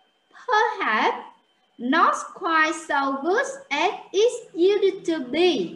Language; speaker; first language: English; non-native, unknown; Vietnamese